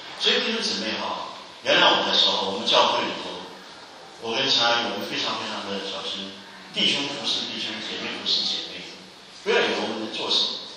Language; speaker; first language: Chinese; native; Chinese